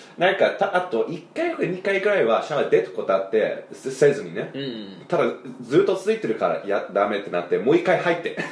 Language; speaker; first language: Japanese; non-native, fluent; English